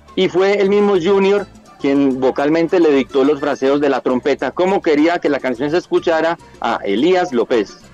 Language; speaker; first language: Spanish; native; Spanish